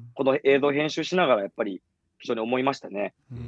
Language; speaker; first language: Japanese; native; Japanese